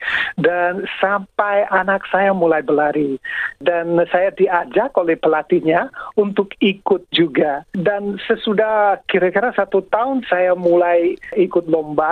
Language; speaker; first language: Indonesian; non-native, fluent; English